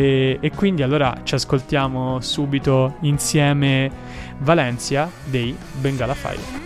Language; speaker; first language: Italian; native; Italian